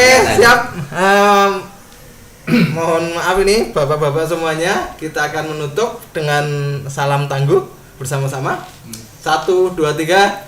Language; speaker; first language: Indonesian; native; Indonesian